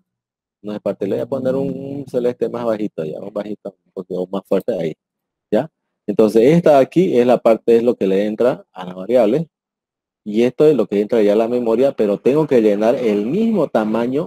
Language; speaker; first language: Spanish; native; Spanish